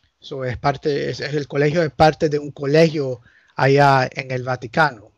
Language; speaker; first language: Spanish; early bilingual, heritage; Spanish